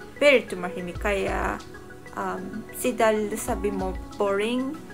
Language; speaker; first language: Filipino; non-native, learner; Japanese